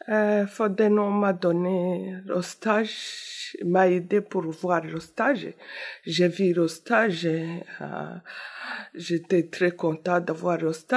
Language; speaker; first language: French; non-native, learner; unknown